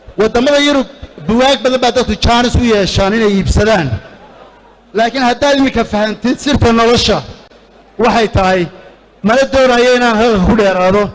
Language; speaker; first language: Somali; native; Somali